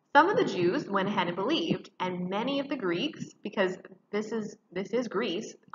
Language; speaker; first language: English; native; English